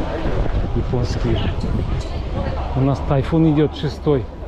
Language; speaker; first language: Russian; non-native, local second language; Kyrgyz